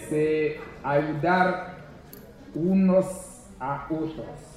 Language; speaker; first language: Spanish; non-native, learner; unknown